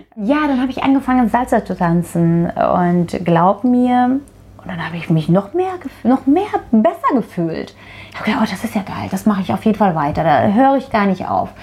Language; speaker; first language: German; non-native, fluent; Turkish